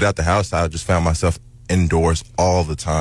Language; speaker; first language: English; native; English